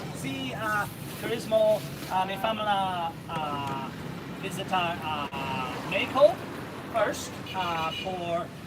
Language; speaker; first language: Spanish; non-native, learner; English